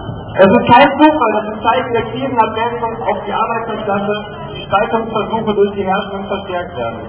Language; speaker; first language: German; native; German